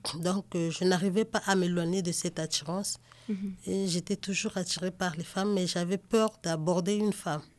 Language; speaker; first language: French; non-native, local second language; Lingala